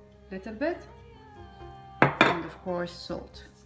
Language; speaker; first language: English; non-native, fluent; Arabic